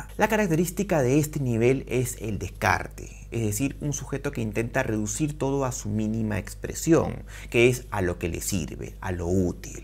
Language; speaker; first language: Spanish; native; Spanish